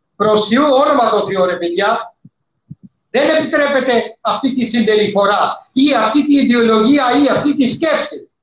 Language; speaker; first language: Greek; non-native, fluent; Urdu